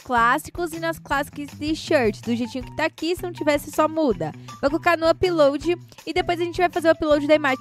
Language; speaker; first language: Portuguese; native; Portuguese